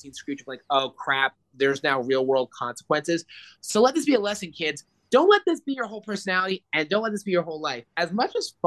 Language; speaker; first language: English; native; English